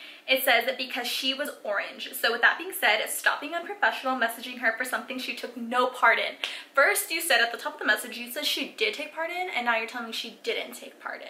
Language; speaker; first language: English; early bilingual, other home language; Spanish